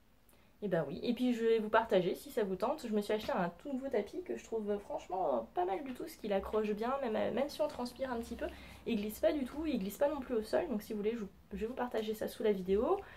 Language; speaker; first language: French; native; French